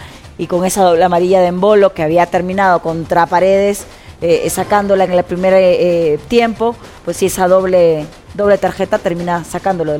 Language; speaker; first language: Spanish; native; Spanish